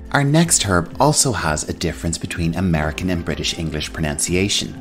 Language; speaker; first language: English; native; English